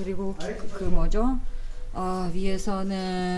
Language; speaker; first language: Korean; non-native, fluent; Uzbek